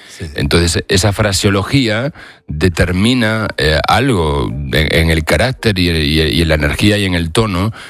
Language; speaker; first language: Spanish; native; Spanish